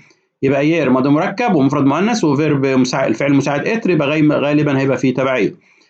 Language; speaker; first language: Arabic; native; Arabic